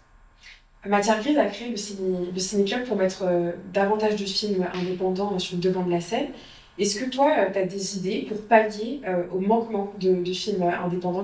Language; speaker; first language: French; native; French